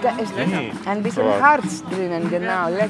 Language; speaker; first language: German; non-native, fluent; Greek